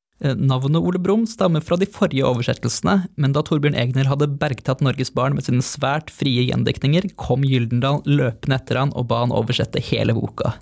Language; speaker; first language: Norwegian; native; Norwegian